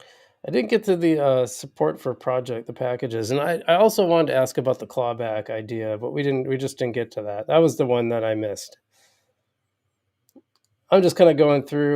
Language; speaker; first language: English; native; English